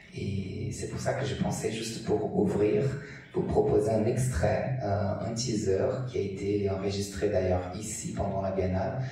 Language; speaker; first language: French; non-native, fluent; Portuguese